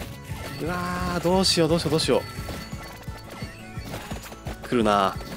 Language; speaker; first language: Japanese; native; Japanese